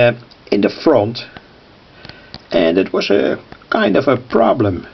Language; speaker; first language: English; non-native, fluent; Dutch